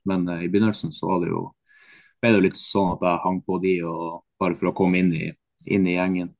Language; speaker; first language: Norwegian; native; Norwegian